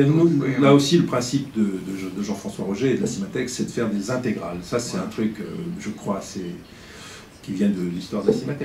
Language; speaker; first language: French; native; French